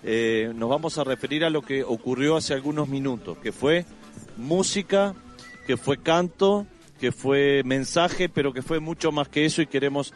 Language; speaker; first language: Spanish; native; Spanish